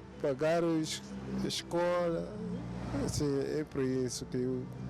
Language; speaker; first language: Portuguese; non-native, local second language; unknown